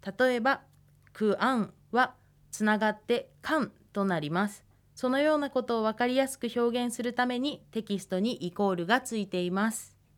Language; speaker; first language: Japanese; native; Japanese